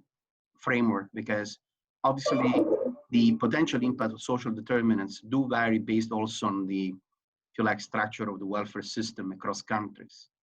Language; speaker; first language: English; non-native, fluent; Italian